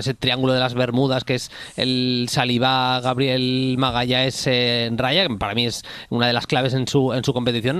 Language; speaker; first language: Spanish; native; Spanish